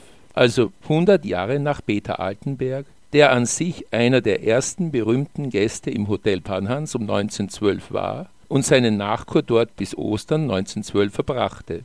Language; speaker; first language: German; native; German